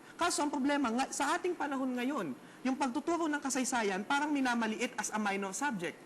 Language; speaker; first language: Filipino; native; Filipino